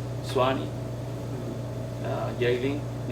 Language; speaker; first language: English; non-native, learner; Spanish